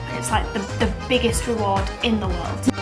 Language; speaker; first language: English; native; English